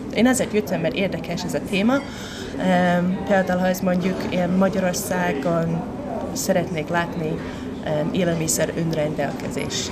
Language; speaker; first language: Hungarian; non-native, fluent; English